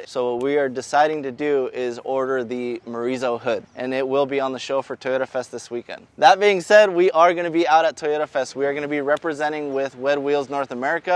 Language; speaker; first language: English; native; English